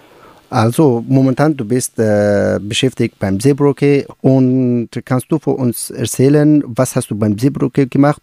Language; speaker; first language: German; non-native, learner; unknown